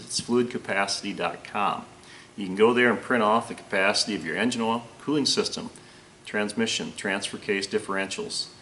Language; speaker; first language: English; native; English